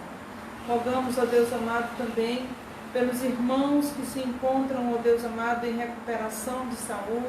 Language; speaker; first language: Portuguese; native; Portuguese